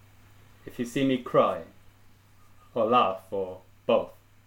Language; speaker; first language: English; non-native, fluent; German